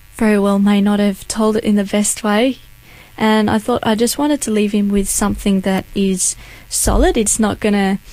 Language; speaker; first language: English; native; English